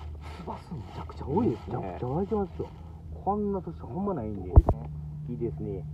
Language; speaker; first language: Japanese; native; Japanese